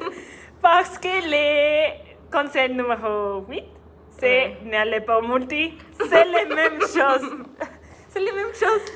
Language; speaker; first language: French; non-native, learner; Spanish